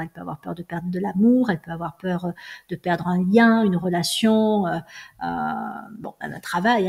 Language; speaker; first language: French; native; French